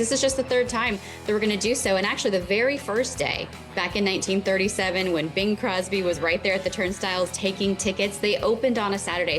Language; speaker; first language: English; native; English